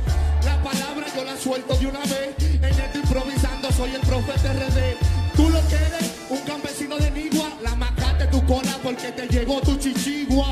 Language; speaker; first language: Spanish; native; Spanish